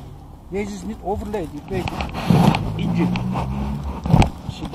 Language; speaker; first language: Dutch; non-native, learner; Turkish